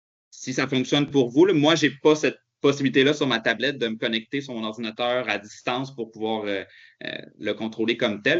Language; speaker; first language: French; native; French